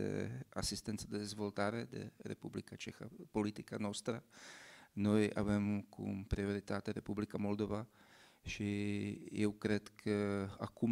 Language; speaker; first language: Romanian; non-native, fluent; Czech